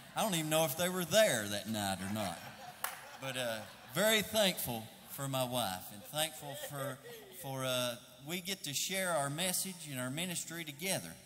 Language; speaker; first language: English; native; English